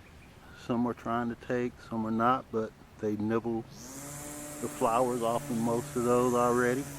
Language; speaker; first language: English; native; English